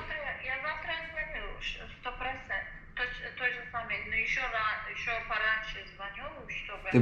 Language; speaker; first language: Russian; non-native, learner; Persian